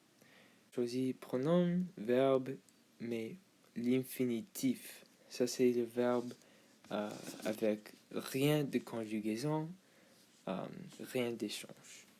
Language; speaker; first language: French; non-native, learner; English